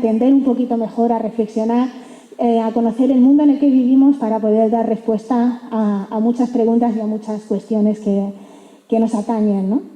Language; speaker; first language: Spanish; native; Spanish